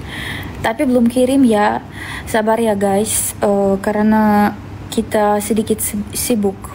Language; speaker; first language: Indonesian; non-native, fluent; Russian